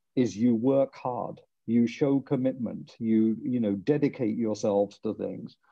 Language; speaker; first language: English; non-native, local second language; Punjabi